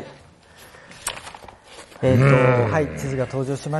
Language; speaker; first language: Japanese; native; Japanese